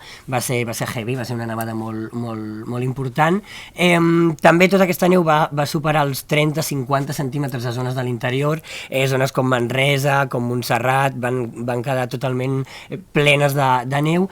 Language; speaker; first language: Catalan; native; Catalan